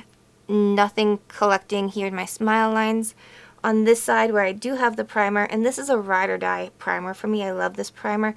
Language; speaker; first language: English; native; English